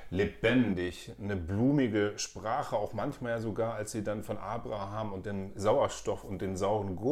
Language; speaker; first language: German; native; German